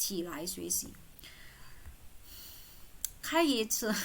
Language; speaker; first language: Chinese; non-native, fluent; Indonesian